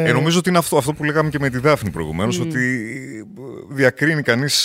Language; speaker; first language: Greek; native; Greek